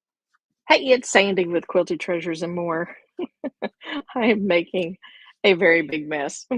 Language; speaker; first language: English; native; English